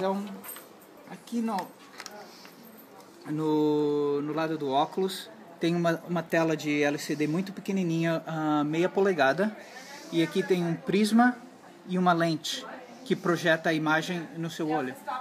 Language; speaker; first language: Portuguese; native; Portuguese